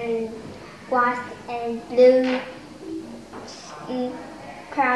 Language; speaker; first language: English; non-native, learner; Vietnamese